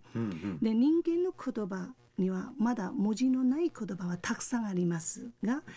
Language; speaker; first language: Japanese; non-native, fluent; Cantonese